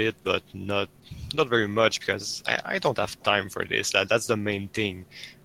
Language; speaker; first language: English; non-native, fluent; French